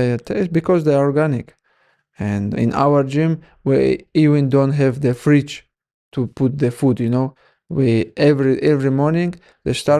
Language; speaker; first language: English; non-native, learner; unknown